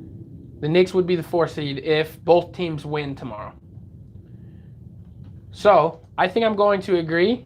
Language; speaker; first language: English; native; English